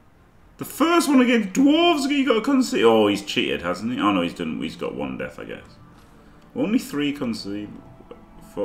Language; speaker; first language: English; native; English